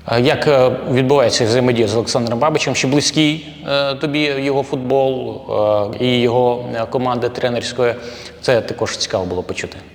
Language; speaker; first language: Ukrainian; native; Ukrainian